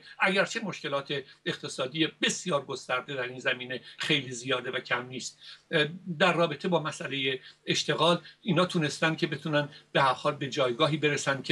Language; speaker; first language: Persian; native; Persian